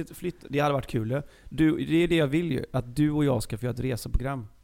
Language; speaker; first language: Swedish; native; Swedish